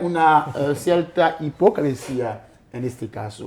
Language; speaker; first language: Spanish; non-native, fluent; Haitian Creole